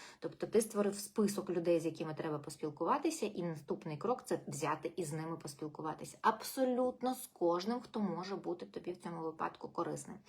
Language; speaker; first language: Ukrainian; non-native, local second language; Russian